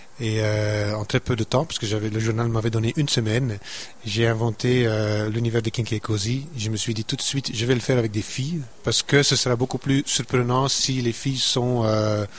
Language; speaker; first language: French; non-native, local second language; Dutch